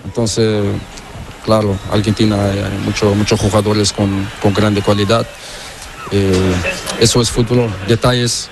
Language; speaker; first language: Spanish; non-native, learner; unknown